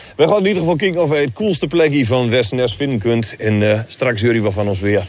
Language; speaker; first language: Dutch; native; Dutch